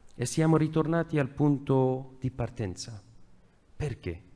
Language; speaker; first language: Italian; non-native, fluent; Persian